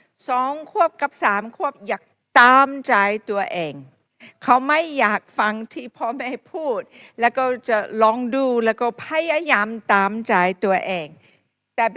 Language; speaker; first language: Thai; non-native, fluent; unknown